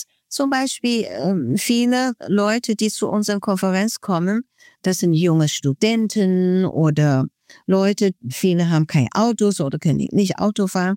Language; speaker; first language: German; non-native, fluent; Chinese